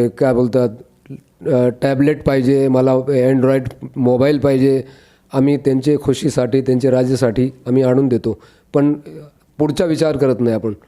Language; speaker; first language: Marathi; non-native, local second language; Urdu